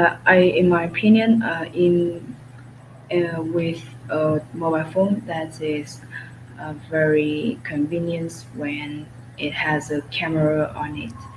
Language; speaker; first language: English; non-native, learner; Vietnamese